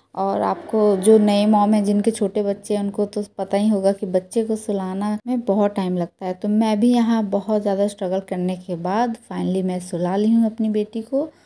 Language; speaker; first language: Hindi; native; Hindi